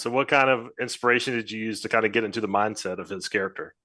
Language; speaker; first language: English; native; English